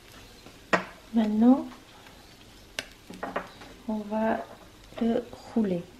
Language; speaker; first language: French; non-native, fluent; Chinese